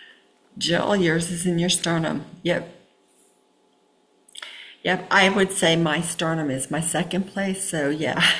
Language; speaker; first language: English; native; English